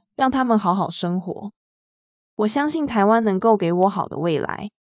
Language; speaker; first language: Chinese; non-native, fluent; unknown